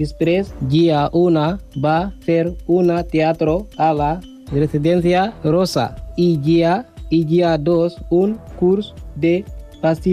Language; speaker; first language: Catalan; non-native, learner; Spanish